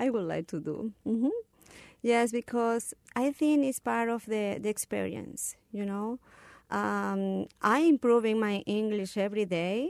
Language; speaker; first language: English; non-native, learner; Spanish